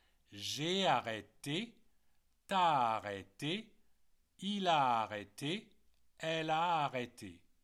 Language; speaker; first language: French; native; French